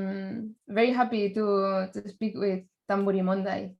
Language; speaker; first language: English; non-native, learner; Spanish